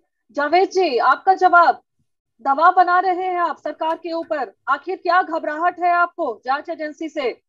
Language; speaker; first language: Hindi; native; Hindi